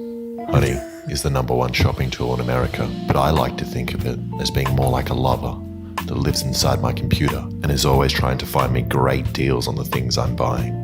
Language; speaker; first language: English; native; English